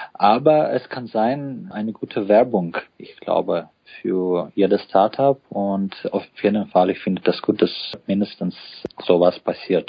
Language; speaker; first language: German; non-native, fluent; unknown